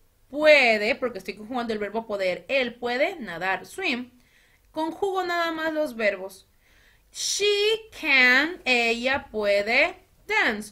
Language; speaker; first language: Spanish; native; Spanish